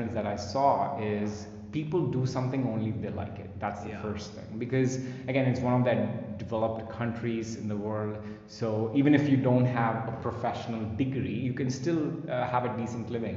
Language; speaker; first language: English; non-native, local second language; Telugu